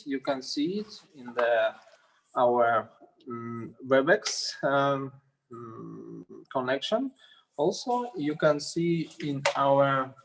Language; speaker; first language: English; non-native, learner; Russian